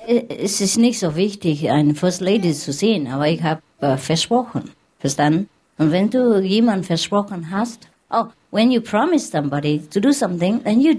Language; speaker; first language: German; non-native, learner; Vietnamese